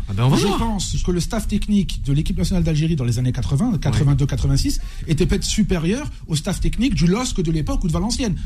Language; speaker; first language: French; non-native, local second language; Arabic